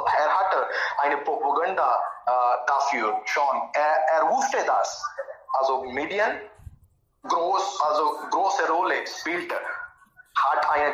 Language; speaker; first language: German; non-native, learner; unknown